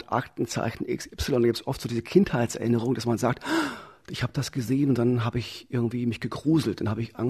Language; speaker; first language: German; native; German